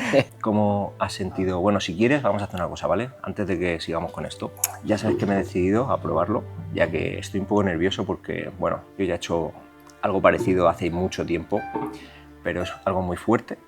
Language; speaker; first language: Spanish; native; Spanish